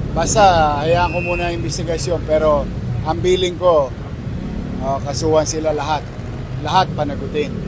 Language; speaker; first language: Filipino; native; Filipino